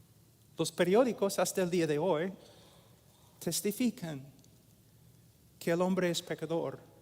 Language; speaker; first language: Spanish; non-native, fluent; English